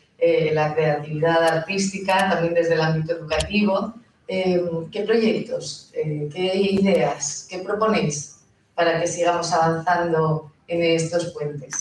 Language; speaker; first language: Spanish; native; Spanish